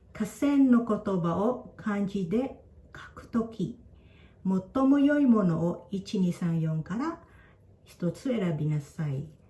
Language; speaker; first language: Japanese; non-native, fluent; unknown